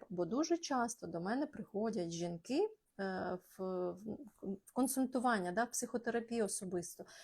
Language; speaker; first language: Ukrainian; non-native, local second language; Russian